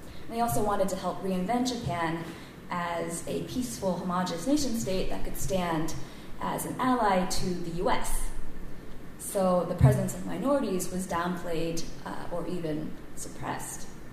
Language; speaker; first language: English; native; English